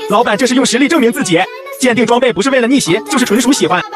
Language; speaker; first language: Chinese; native; Chinese